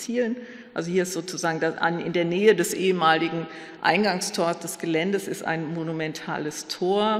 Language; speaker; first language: German; native; German